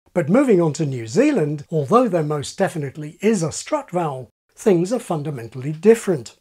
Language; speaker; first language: English; native; English